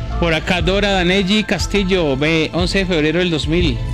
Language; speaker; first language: Spanish; native; Spanish